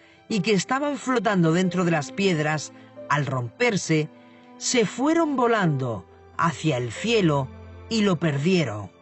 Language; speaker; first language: Spanish; native; Spanish